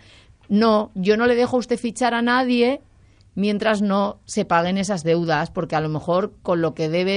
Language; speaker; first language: Spanish; native; Spanish